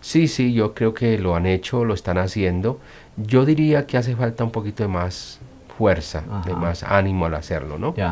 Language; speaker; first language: Spanish; native; Spanish